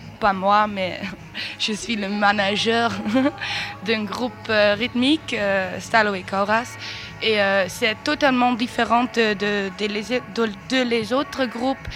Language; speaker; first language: French; non-native, learner; Dutch